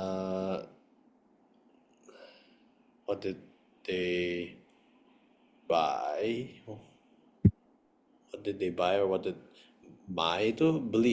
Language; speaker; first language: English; non-native, fluent; Indonesian